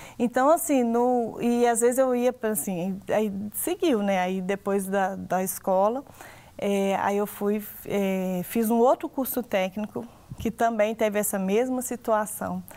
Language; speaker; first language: Portuguese; native; Portuguese